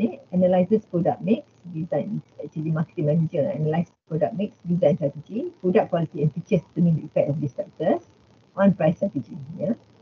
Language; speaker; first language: English; non-native, local second language; Malay